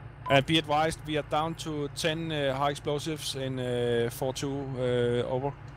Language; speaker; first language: English; non-native, fluent; Danish